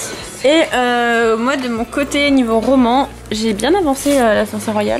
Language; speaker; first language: French; native; French